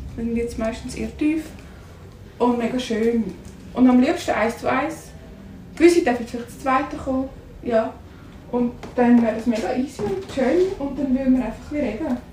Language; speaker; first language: German; native; German